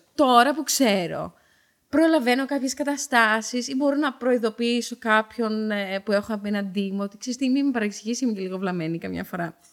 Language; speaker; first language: Greek; early bilingual, heritage; Dutch